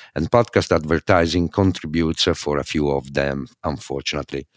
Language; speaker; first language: English; non-native, fluent; Italian